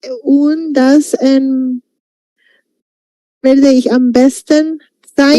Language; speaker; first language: German; non-native, fluent; Spanish